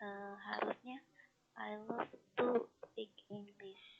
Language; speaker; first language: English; non-native, learner; Indonesian